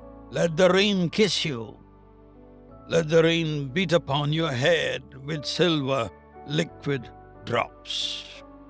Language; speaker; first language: English; non-native, local second language; Tamil